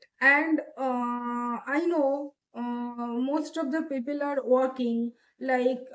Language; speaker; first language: English; non-native, learner; Bangla